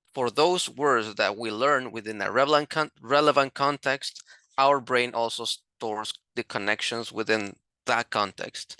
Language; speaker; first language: English; non-native, fluent; Spanish